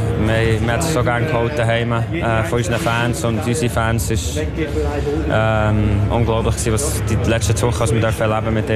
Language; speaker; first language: German; native; German